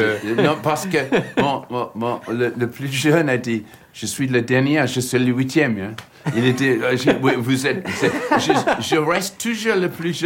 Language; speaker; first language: French; non-native, learner; English